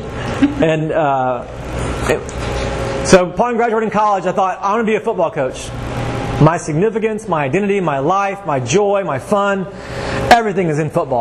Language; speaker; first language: English; native; English